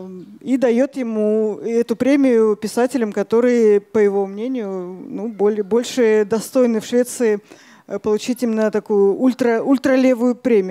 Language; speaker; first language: Russian; native; Russian